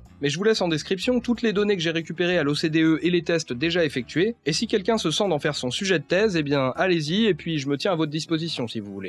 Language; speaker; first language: French; native; French